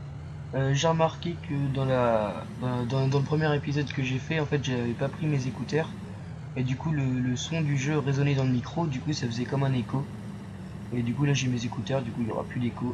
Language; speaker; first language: French; native; French